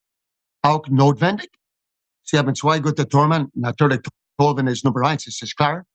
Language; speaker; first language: German; non-native, fluent; English